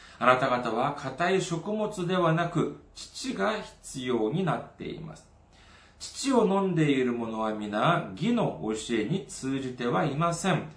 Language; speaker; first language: Japanese; non-native, fluent; Korean